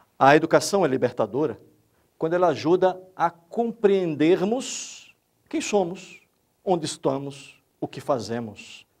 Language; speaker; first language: Portuguese; native; Portuguese